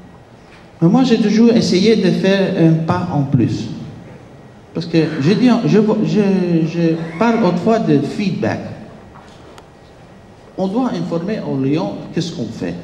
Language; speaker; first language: French; non-native, fluent; Spanish